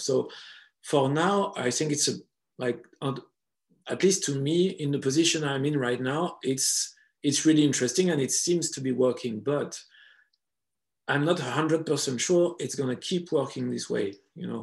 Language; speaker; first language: English; non-native, fluent; French